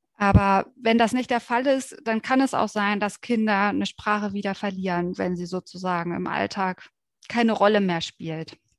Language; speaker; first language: German; native; German